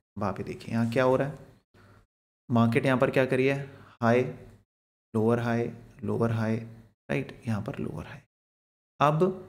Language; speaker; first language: Hindi; native; Hindi